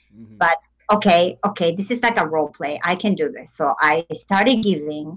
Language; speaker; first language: English; non-native, fluent; Japanese